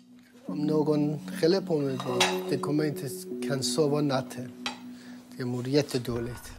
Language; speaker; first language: Swedish; non-native, learner; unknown